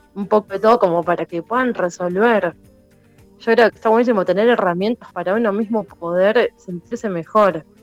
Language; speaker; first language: Spanish; native; Spanish